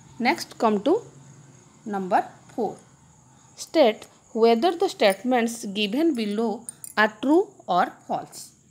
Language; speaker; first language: English; non-native, local second language; Odia